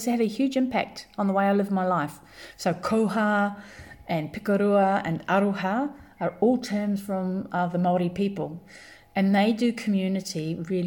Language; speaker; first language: English; native; English